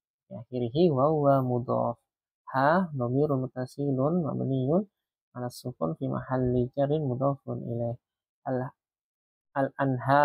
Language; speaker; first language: Arabic; non-native, fluent; Indonesian